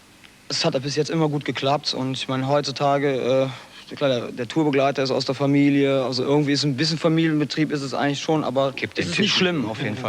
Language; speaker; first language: German; native; German